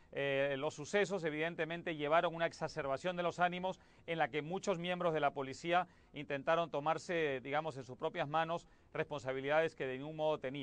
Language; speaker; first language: Spanish; native; Spanish